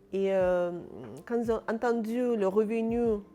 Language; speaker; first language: French; non-native, fluent; Russian